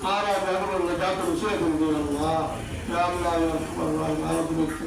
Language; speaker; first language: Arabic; non-native, learner; Bangla